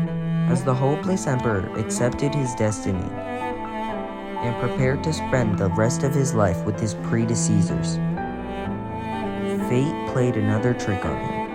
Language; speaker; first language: English; non-native, fluent; Chinese